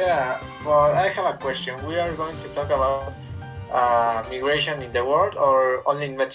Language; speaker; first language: English; non-native, learner; Spanish